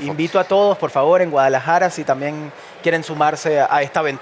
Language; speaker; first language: Spanish; native; Spanish